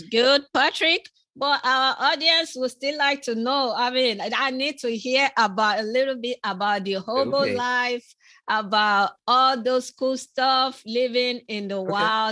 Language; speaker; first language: English; non-native, local second language; Yoruba